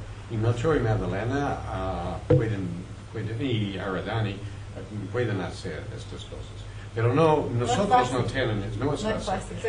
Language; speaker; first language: Spanish; non-native, fluent; French